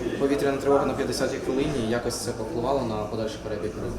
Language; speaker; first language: Ukrainian; native; Ukrainian